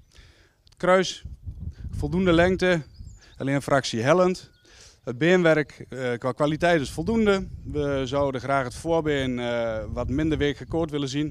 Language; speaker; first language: Dutch; native; Dutch